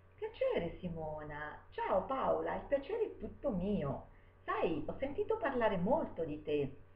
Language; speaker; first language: Italian; native; Italian